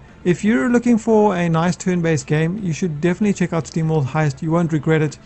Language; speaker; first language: English; native; English